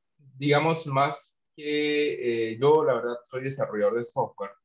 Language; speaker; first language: Spanish; non-native, local second language; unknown